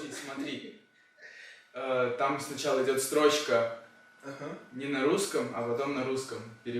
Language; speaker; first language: Russian; native; Russian